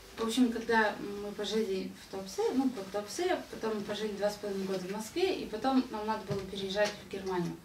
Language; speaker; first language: Russian; native; Russian